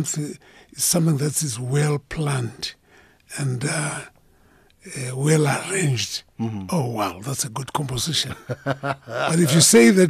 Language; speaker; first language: English; non-native, local second language; Shona